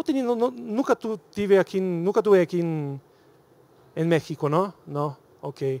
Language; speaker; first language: Spanish; non-native, learner; Portuguese